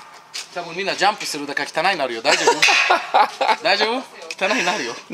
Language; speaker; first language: Japanese; non-native, learner; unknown